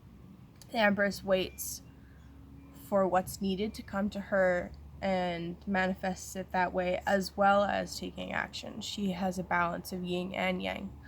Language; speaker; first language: English; native; English